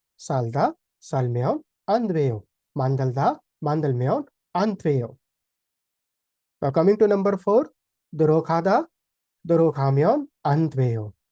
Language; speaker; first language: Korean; non-native, fluent; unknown